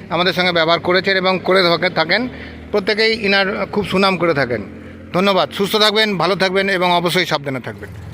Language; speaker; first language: Bangla; native; Bangla